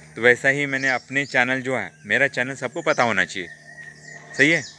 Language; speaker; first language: Hindi; non-native, local second language; Marathi